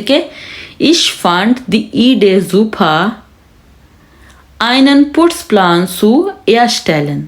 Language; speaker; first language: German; non-native, fluent; Urdu